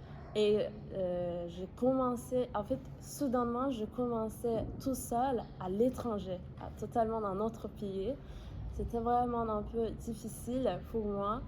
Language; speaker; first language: French; non-native, fluent; Azerbaijani